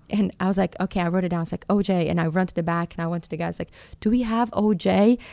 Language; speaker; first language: English; non-native, fluent; Portuguese